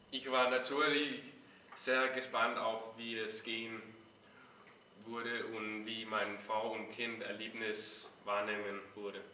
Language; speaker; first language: German; non-native, learner; Danish